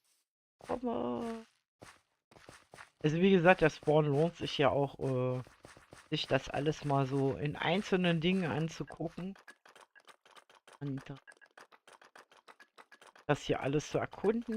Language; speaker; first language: German; native; German